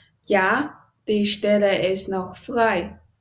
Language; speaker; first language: German; non-native, learner; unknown